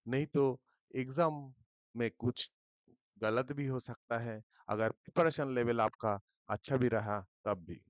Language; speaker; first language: Hindi; non-native, local second language; Bangla